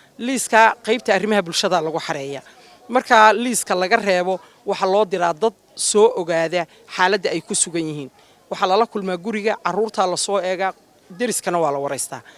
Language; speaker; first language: Somali; native; Somali